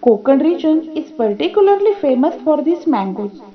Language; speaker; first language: English; non-native, local second language; Marathi